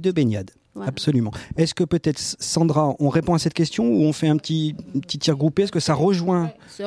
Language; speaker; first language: French; native; French